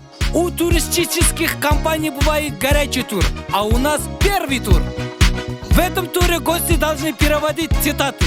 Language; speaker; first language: Russian; non-native, local second language; Kazakh